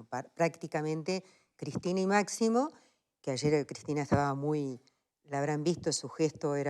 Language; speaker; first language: Spanish; native; Spanish